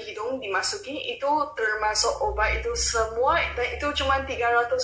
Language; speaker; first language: Indonesian; non-native, local second language; Malay